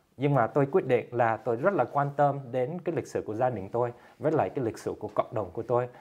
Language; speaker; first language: Vietnamese; early bilingual, heritage; Vietnamese